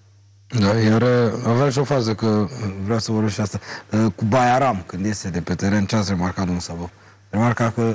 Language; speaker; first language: Romanian; native; Romanian